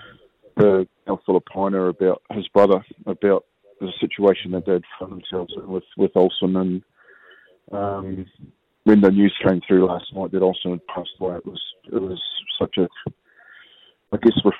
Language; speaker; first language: English; native; English